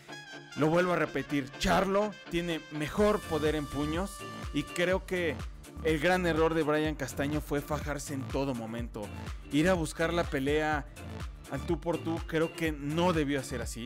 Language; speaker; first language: Spanish; native; Spanish